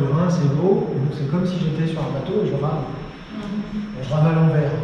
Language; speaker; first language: French; native; French